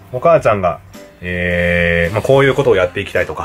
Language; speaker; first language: Japanese; early bilingual, heritage; Japanese